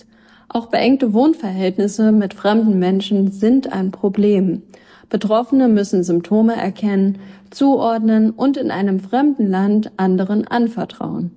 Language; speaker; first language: German; native; German